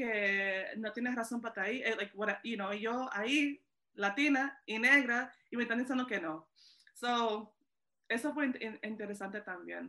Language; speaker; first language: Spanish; early bilingual, heritage; Spanish